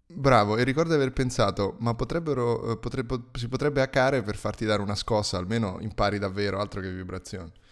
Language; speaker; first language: Italian; native; Italian